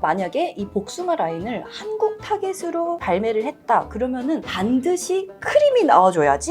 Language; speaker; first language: Korean; native; Korean